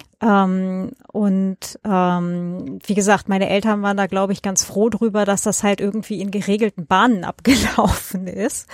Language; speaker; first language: German; native; German